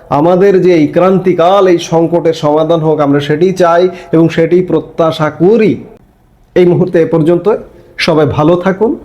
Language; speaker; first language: Bangla; native; Bangla